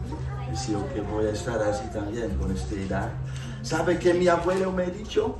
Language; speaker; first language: Spanish; non-native, fluent; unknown